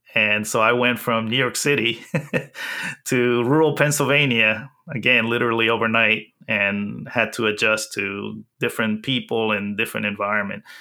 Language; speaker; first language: English; early bilingual, other home language; Spanish